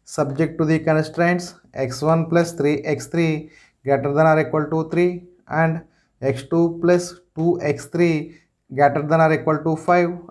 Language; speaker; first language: English; non-native, local second language; Telugu